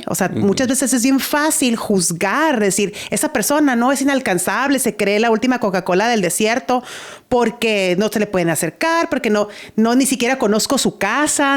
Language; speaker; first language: Spanish; native; Spanish